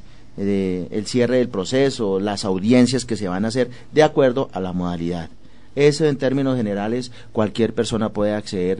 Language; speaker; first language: Spanish; native; Spanish